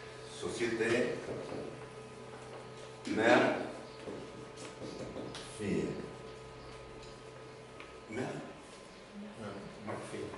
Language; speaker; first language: French; non-native, learner; Spanish